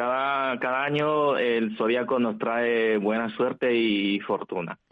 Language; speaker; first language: Spanish; non-native, fluent; Chinese